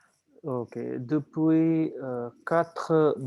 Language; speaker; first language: French; non-native, learner; Hindi